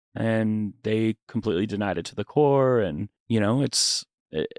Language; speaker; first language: English; native; English